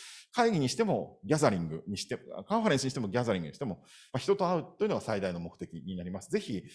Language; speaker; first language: Japanese; native; Japanese